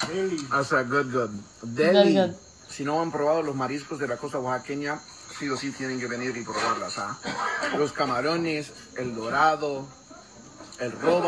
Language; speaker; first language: Spanish; non-native, fluent; English